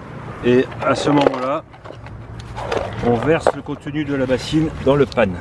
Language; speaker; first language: French; native; French